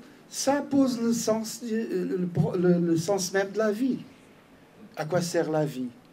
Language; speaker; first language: French; non-native, fluent; Portuguese